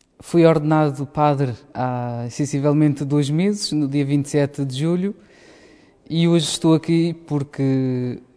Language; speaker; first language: Portuguese; native; Portuguese